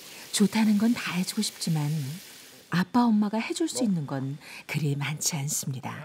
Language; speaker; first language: Korean; native; Korean